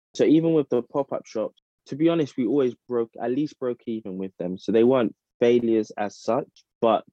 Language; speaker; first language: English; native; English